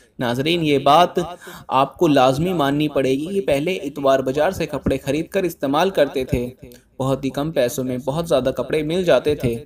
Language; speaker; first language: Urdu; native; Urdu